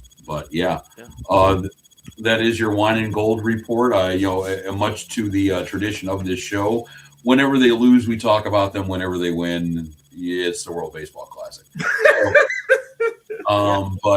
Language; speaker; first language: English; native; English